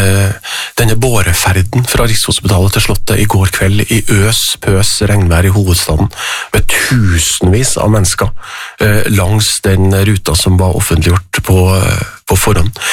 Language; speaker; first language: Norwegian; native; Norwegian